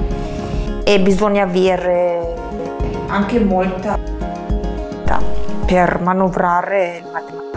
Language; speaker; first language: Italian; non-native, fluent; German